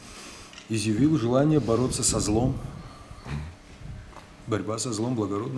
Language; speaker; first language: Russian; native; Russian